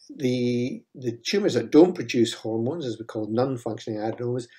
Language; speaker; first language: English; native; English